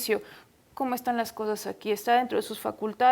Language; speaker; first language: Spanish; native; Spanish